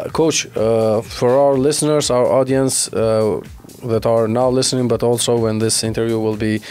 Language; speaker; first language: English; non-native, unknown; Albanian